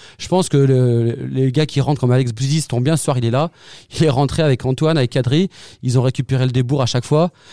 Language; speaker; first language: French; native; French